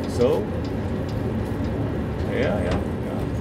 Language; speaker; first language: Dutch; non-native, learner; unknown